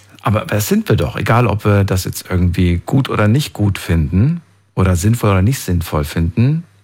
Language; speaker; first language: German; native; German